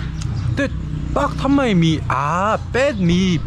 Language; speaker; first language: Thai; non-native, learner; Korean